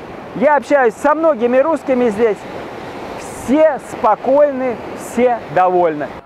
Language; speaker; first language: Russian; native; Russian